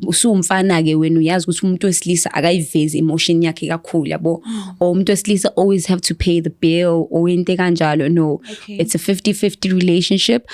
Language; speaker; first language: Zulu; non-native, fluent; Swahili